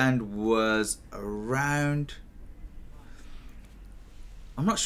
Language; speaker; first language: English; native; English